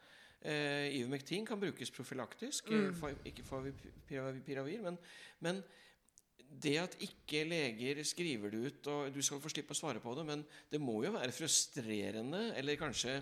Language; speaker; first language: Norwegian; native; Norwegian